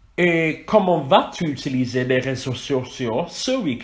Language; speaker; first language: French; non-native, fluent; Welsh